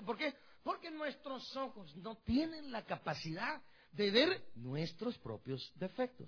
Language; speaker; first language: Spanish; native; Spanish